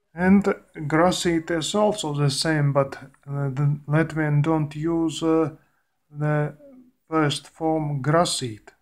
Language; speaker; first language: English; non-native, learner; Latvian